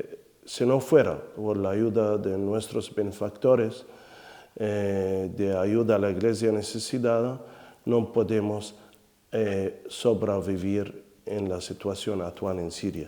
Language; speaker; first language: Spanish; non-native, fluent; Arabic